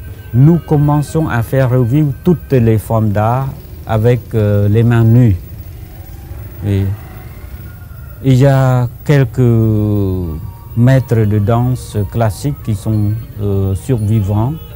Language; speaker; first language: French; non-native, fluent; Khmer